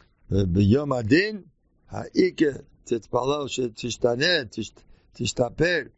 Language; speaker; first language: Hebrew; non-native, fluent; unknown